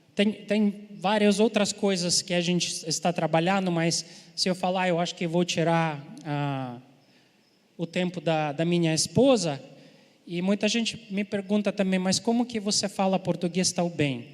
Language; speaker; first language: Portuguese; non-native, fluent; Ukrainian